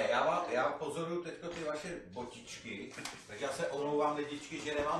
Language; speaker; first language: Czech; native; Czech